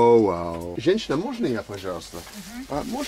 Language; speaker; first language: Russian; non-native, learner; English